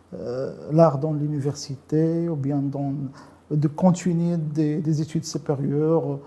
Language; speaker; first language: French; non-native, local second language; Arabic